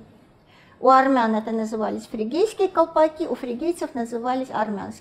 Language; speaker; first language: Russian; non-native, local second language; Armenian